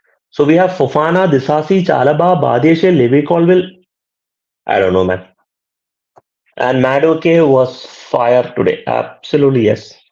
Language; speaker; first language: English; non-native, local second language; Malayalam